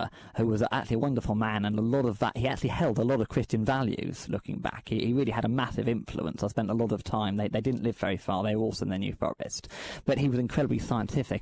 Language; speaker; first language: English; native; English